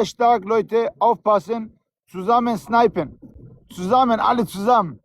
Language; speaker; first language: German; early bilingual, other home language; Turkish